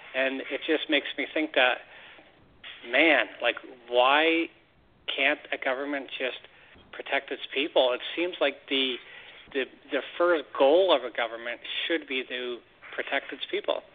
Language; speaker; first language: English; native; English